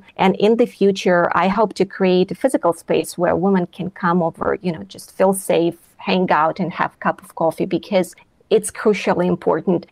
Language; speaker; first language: English; non-native, fluent; Russian